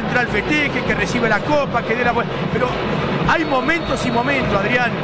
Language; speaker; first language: Spanish; native; Spanish